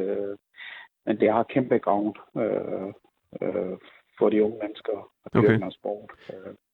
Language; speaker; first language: Danish; native; Danish